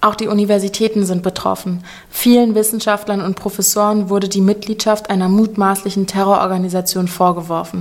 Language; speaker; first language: German; native; German